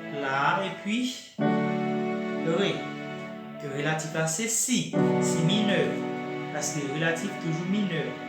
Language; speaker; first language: French; non-native, local second language; Haitian Creole